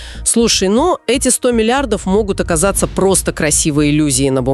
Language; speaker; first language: Russian; native; Russian